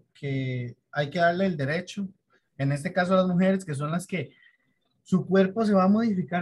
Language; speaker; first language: Spanish; native; Spanish